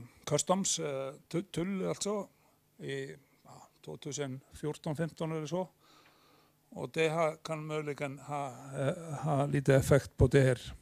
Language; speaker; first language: Swedish; non-native, fluent; Icelandic